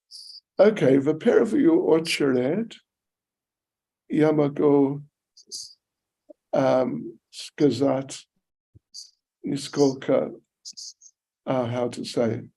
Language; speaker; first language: Russian; non-native, learner; English